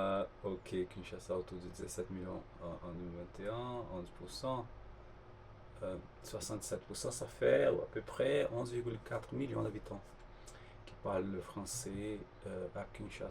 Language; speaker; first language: French; non-native, fluent; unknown